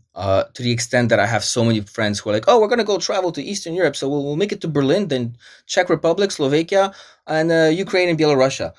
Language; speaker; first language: English; early bilingual, other home language; Polish